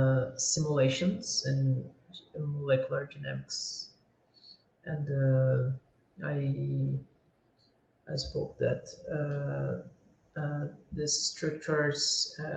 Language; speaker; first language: English; non-native, learner; Portuguese